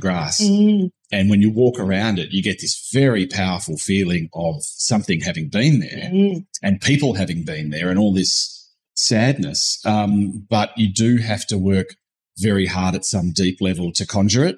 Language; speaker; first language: English; native; English